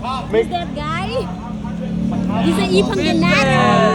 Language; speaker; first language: English; non-native, learner; Indonesian